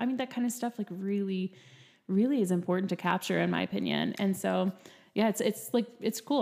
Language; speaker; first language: English; native; English